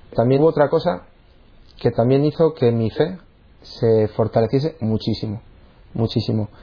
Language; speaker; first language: Spanish; native; Spanish